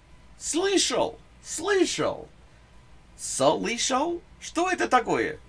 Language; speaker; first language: Russian; non-native, fluent; English